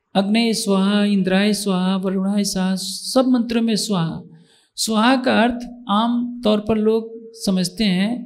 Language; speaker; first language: Hindi; native; Hindi